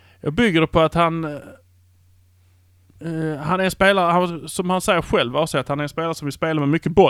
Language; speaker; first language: Swedish; native; Swedish